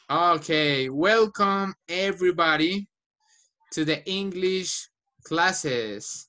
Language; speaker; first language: English; non-native, fluent; Spanish